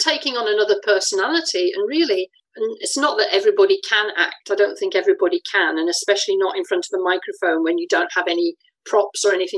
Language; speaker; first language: English; native; English